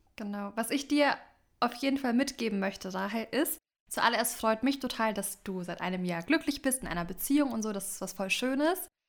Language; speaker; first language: German; early bilingual, other home language; Amharic